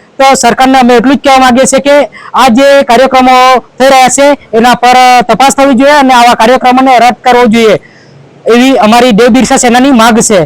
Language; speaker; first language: Gujarati; non-native, local second language; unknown